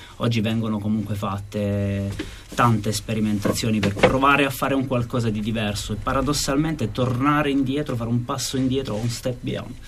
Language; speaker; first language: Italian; native; Italian